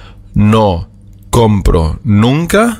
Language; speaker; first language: Spanish; non-native, fluent; German